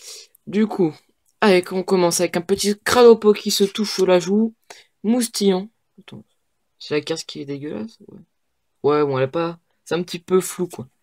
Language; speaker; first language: French; native; French